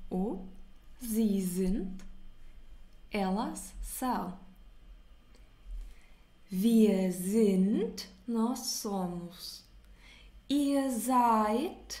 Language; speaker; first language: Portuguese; non-native, fluent; German